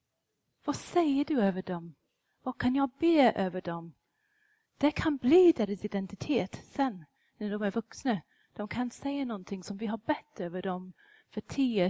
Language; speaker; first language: Swedish; non-native, fluent; English